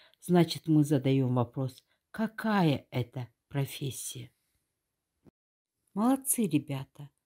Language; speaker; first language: Russian; non-native, local second language; Kazakh